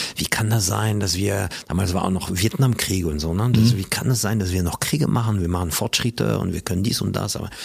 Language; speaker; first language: German; non-native, fluent; French